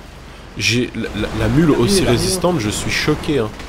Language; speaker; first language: French; native; French